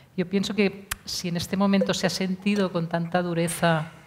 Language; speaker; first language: Spanish; non-native, local second language; Catalan